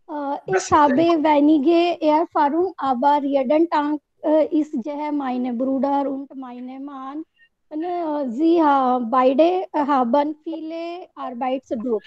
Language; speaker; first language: German; non-native, learner; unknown